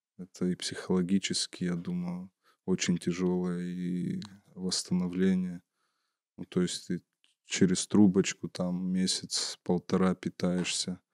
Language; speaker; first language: Russian; native; Russian